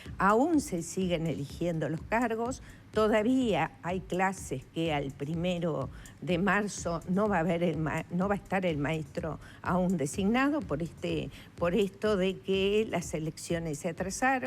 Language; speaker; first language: Spanish; native; Spanish